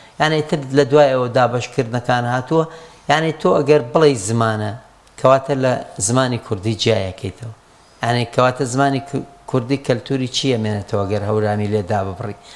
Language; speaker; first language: Central Kurdish; non-native, local second language; Gurani